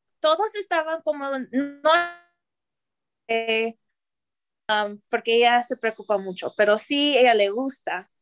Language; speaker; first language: Spanish; early bilingual, heritage; Spanish